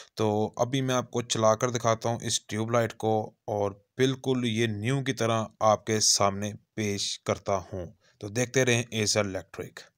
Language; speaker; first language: Urdu; non-native, local second language; Punjabi